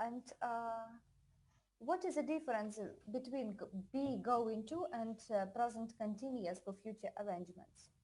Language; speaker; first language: English; non-native, fluent; Russian